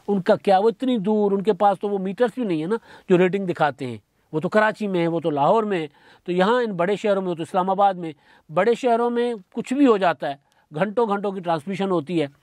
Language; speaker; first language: Urdu; non-native, local second language; Sindhi